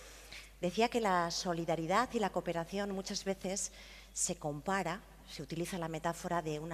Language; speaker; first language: Spanish; native; Spanish